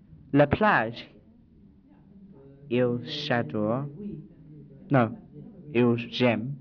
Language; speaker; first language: French; non-native, learner; English